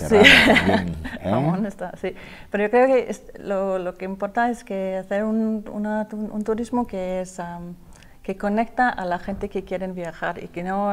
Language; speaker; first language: Spanish; non-native, learner; Danish